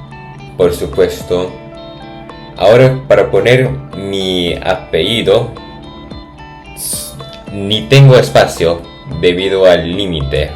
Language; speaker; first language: Spanish; non-native, fluent; English